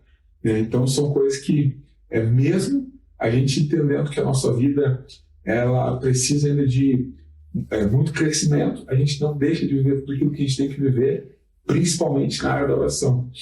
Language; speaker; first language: Portuguese; native; Portuguese